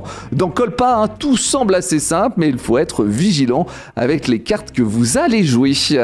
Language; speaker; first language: French; native; French